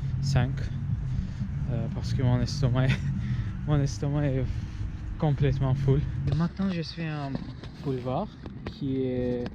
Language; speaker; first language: French; non-native, learner; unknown